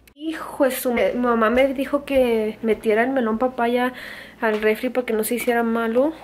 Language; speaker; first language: Spanish; early bilingual, other home language; English